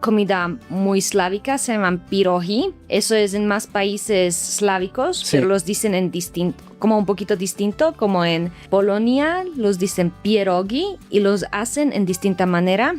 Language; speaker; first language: Spanish; non-native, fluent; Slovak